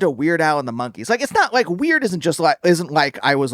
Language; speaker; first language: English; native; English